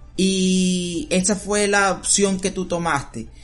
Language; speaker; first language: Spanish; native; Spanish